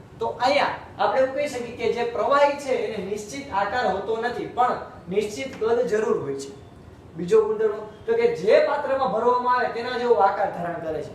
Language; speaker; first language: Gujarati; native; Gujarati